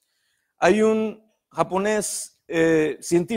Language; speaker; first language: Spanish; native; Spanish